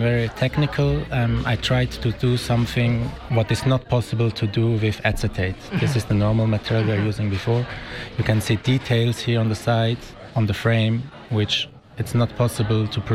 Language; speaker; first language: English; non-native, fluent; Persian